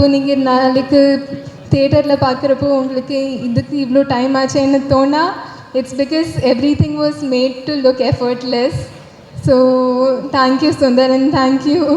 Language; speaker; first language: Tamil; non-native, learner; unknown